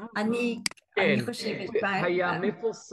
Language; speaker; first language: Hebrew; non-native, learner; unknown